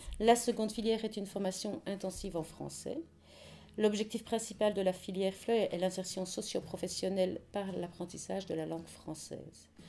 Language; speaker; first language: French; native; French